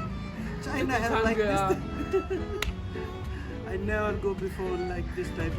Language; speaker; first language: English; non-native, learner; Hindi